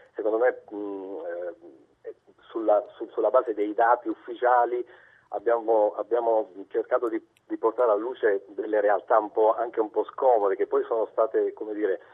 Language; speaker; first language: Italian; native; Italian